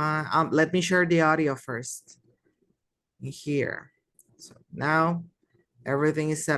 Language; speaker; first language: English; non-native, fluent; Spanish